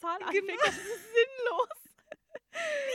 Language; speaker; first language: German; native; German